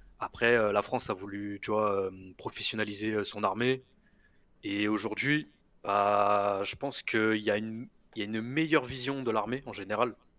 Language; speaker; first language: French; native; French